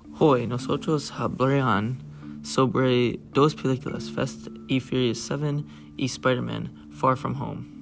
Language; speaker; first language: Spanish; non-native, learner; English